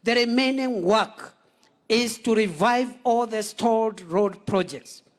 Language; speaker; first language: English; non-native, local second language; Swahili